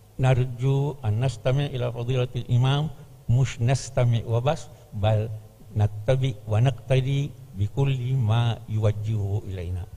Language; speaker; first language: Arabic; non-native, fluent; Indonesian